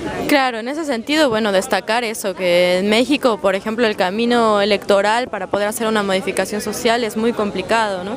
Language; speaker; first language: Spanish; native; Spanish